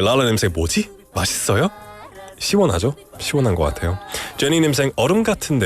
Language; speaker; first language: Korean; native; Korean